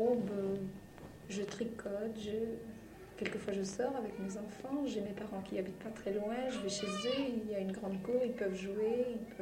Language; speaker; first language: French; native; French